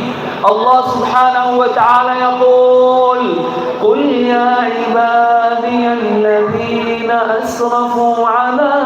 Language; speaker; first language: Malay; non-native, fluent; Arabic